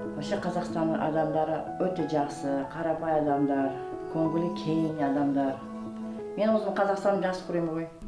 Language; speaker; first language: Kazakh; non-native, local second language; Uzbek